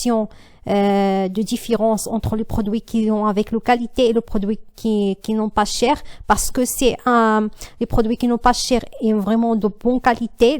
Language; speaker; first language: French; non-native, learner; Arabic